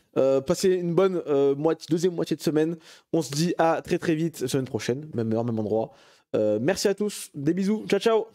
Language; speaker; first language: French; native; French